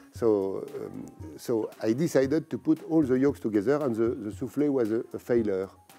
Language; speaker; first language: English; non-native, fluent; French